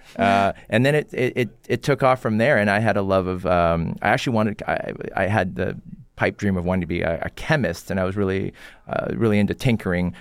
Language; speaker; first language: English; early bilingual, other home language; Korean